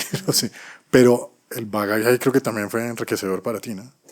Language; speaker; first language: Spanish; native; Spanish